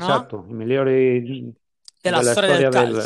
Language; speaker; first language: Italian; non-native, fluent; Spanish